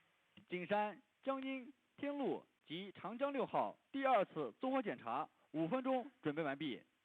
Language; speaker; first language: Chinese; native; Chinese